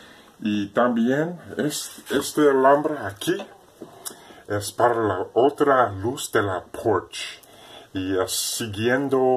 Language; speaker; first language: Spanish; non-native, learner; English